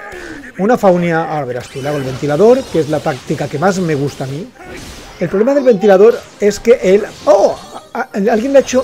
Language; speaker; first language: Spanish; native; Spanish